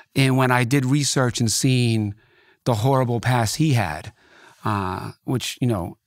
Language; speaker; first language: English; native; English